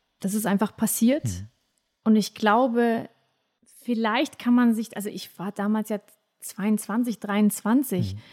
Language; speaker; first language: German; early bilingual, other home language; Turkish